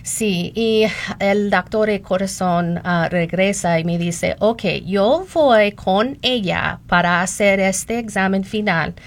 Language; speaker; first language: Spanish; non-native, learner; English